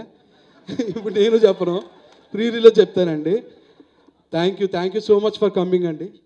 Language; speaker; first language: Telugu; native; Telugu